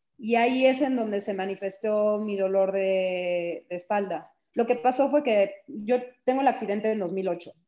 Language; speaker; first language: Spanish; early bilingual, heritage; Spanish